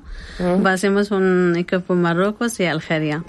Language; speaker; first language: Spanish; non-native, learner; Arabic